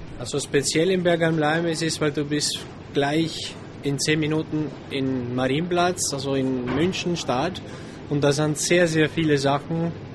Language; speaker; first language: German; non-native, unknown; Italian